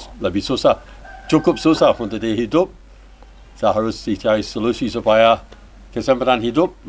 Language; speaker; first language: Indonesian; non-native, learner; English